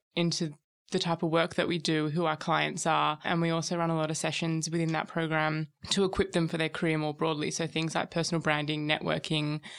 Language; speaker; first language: English; native; English